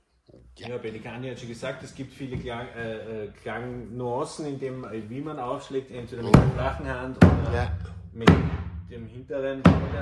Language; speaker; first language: German; native; German